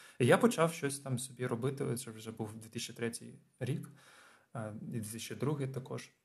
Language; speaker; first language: Ukrainian; non-native, local second language; Russian